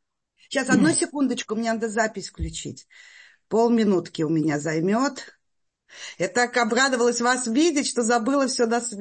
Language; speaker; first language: Russian; native; Russian